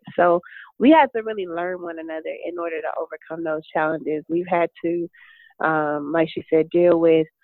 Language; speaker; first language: English; native; English